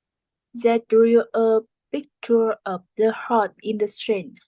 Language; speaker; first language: English; non-native, learner; Vietnamese